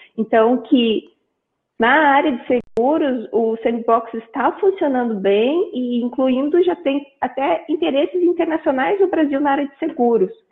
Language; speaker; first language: Portuguese; native; Portuguese